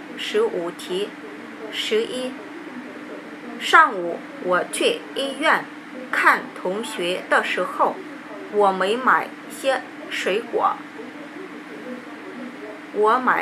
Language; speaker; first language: Chinese; non-native, learner; Vietnamese